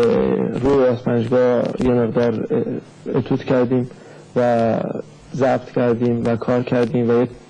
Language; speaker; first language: Persian; native; Persian